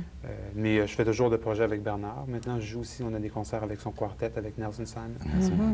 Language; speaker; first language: French; native; French